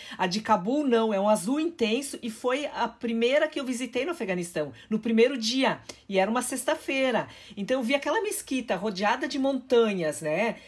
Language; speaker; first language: Portuguese; native; Portuguese